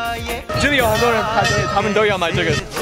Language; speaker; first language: Chinese; non-native, learner; English